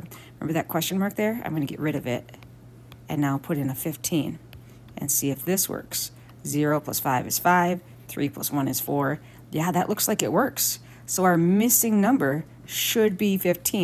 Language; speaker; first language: English; native; English